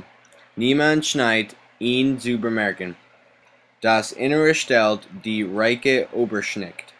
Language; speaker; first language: German; non-native, learner; English